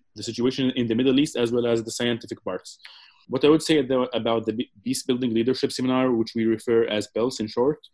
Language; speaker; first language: English; non-native, fluent; Arabic